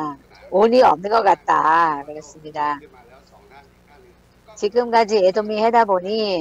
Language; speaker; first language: Korean; non-native, learner; Thai